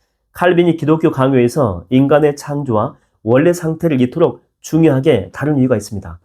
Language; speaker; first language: Korean; native; Korean